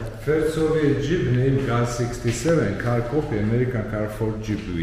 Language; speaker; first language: English; non-native, learner; Georgian